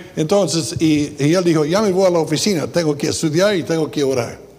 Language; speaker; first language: Spanish; non-native, fluent; English